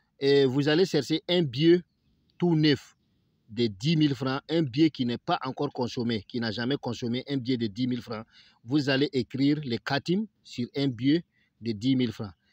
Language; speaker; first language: French; non-native, local second language; Bambara